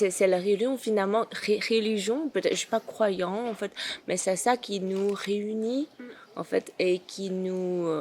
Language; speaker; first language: French; non-native, fluent; Chinese